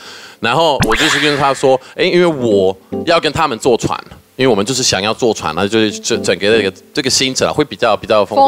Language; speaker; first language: Chinese; non-native, fluent; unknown